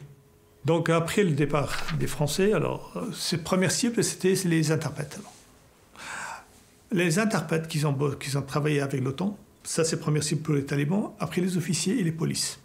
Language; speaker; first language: French; non-native, fluent; Persian